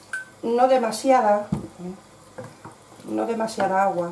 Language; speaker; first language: Spanish; native; Spanish